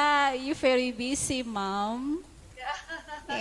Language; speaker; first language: English; non-native, learner; Indonesian